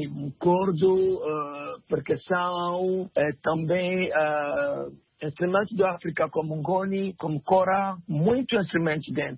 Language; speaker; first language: Portuguese; non-native, learner; French